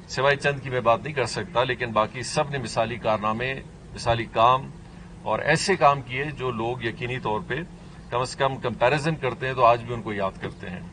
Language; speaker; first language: Urdu; non-native, local second language; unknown